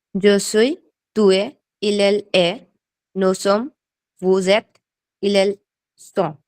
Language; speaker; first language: French; non-native, learner; Bangla